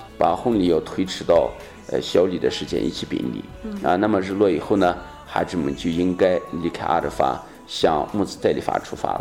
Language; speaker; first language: Chinese; native; Chinese